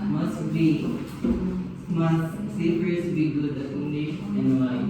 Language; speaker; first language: English; non-native, learner; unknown